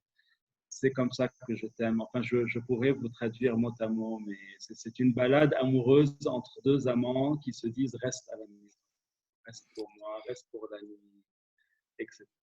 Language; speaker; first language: French; non-native, local second language; Arabic